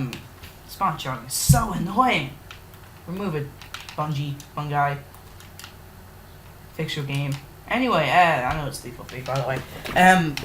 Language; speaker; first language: English; native; English